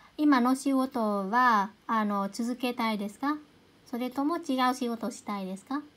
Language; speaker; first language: Japanese; non-native, fluent; Vietnamese